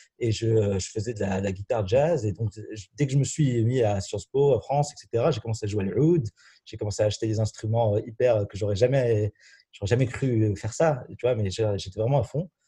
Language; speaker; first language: French; non-native, local second language; Arabic